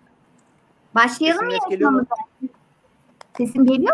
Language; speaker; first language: Turkish; native; Turkish